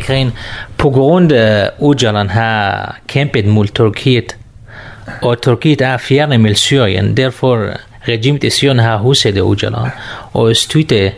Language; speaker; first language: Danish; non-native, learner; Kurdish